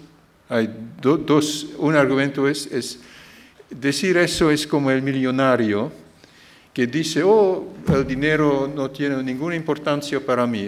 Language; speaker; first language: Spanish; non-native, fluent; Dutch